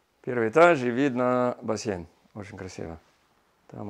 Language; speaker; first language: Russian; non-native, learner; English